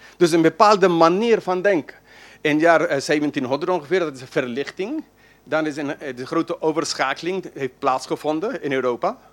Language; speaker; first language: Dutch; non-native, fluent; English